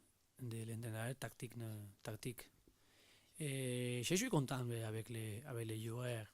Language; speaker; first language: French; non-native, learner; Spanish